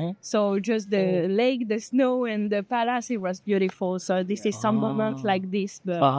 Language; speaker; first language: English; non-native, learner; French